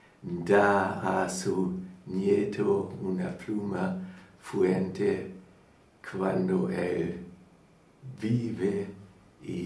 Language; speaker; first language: Spanish; non-native, learner; German